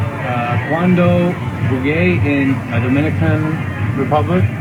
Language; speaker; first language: Spanish; non-native, learner; English